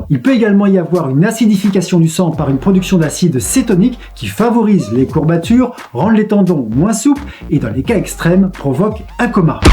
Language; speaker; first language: French; native; French